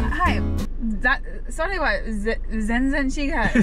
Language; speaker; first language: Japanese; non-native, learner; English